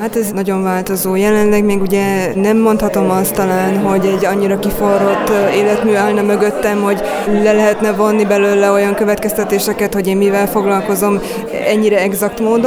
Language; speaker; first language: Hungarian; native; Hungarian